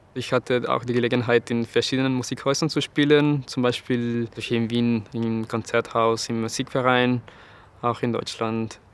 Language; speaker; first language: German; non-native, fluent; Spanish